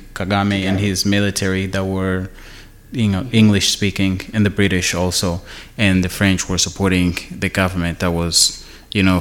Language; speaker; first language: English; non-native, local second language; Kinyarwanda